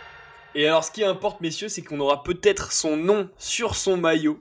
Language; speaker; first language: French; native; French